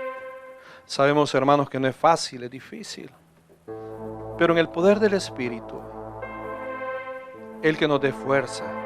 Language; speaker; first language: Spanish; native; Spanish